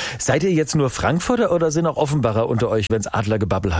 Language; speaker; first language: German; native; German